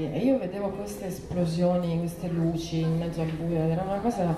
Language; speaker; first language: Italian; non-native, fluent; Croatian